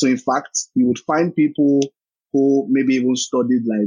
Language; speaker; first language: English; non-native, local second language; Yoruba